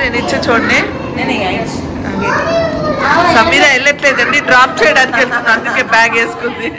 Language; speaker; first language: Telugu; non-native, local second language; Urdu